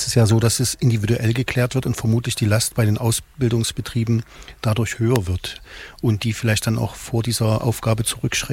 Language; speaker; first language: German; native; German